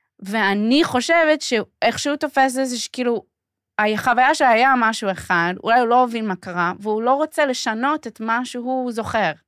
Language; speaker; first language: Hebrew; non-native, fluent; English